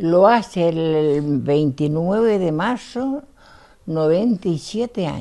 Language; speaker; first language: Spanish; native; Spanish